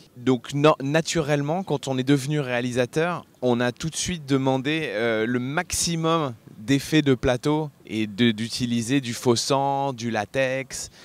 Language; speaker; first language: French; native; French